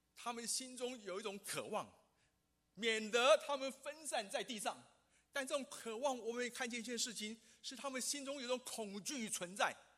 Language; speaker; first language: Chinese; non-native, local second language; Hakka Chinese